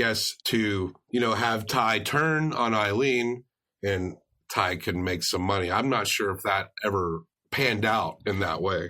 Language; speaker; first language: English; native; English